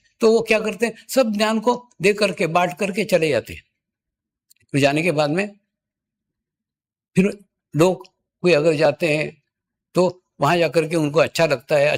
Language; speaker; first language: Hindi; native; Hindi